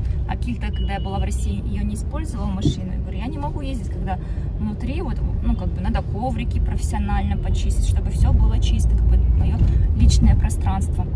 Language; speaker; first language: Russian; native; Russian